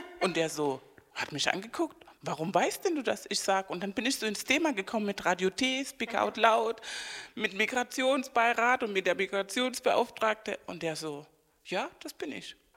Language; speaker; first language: German; non-native, fluent; Spanish